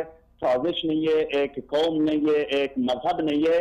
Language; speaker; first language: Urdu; non-native, fluent; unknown